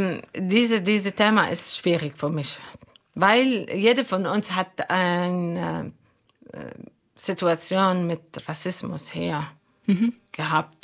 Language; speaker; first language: German; non-native, learner; Arabic